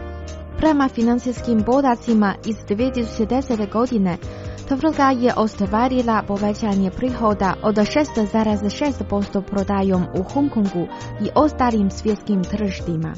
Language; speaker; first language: Croatian; non-native, fluent; Chinese